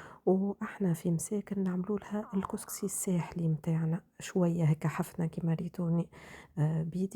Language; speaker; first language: Arabic; native; Arabic